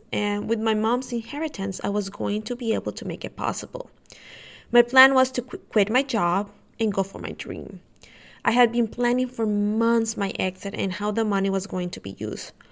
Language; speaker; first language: English; non-native, fluent; Spanish